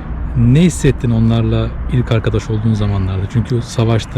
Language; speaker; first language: Turkish; native; Turkish